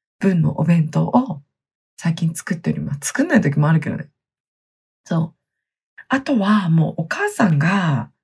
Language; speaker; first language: Japanese; native; Japanese